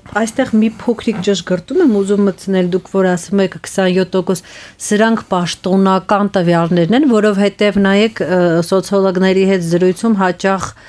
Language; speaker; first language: Armenian; native; Armenian